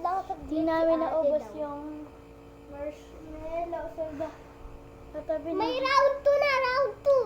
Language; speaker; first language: Filipino; native; Filipino